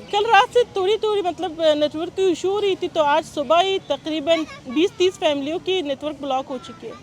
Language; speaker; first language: Urdu; non-native, fluent; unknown